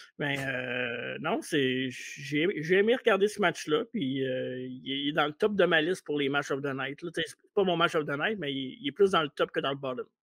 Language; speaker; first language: French; native; French